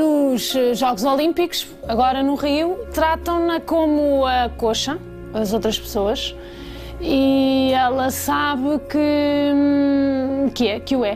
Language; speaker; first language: Portuguese; native; Portuguese